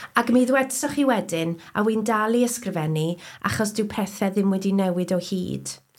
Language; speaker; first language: Welsh; native; Welsh